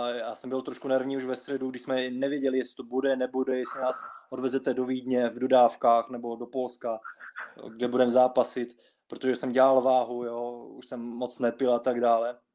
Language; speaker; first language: Czech; early bilingual, other home language; Russian